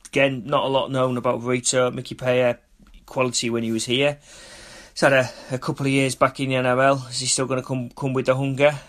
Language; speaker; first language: English; native; English